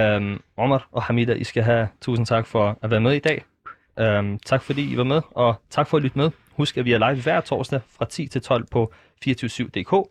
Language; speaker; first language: Danish; early bilingual, other home language; Arabic